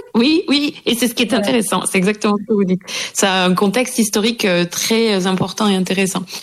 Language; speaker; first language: French; native; French